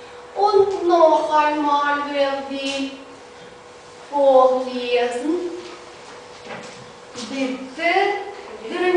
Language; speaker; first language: German; non-native, fluent; Russian